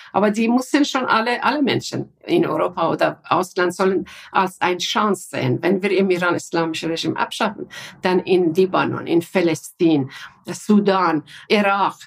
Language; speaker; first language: German; non-native, fluent; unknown